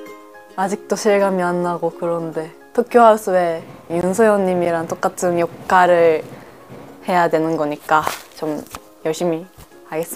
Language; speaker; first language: Korean; non-native, fluent; Japanese